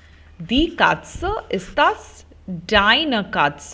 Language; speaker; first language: German; non-native, local second language; Hindi